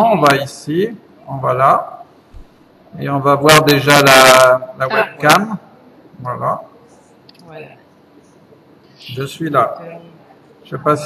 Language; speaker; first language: French; native; French